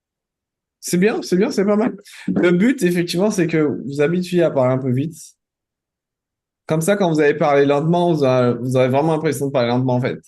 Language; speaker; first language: French; native; French